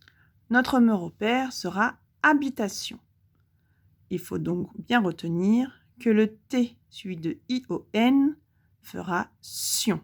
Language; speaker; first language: French; native; French